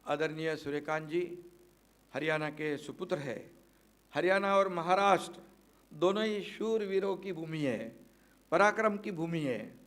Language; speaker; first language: Hindi; non-native, local second language; Marathi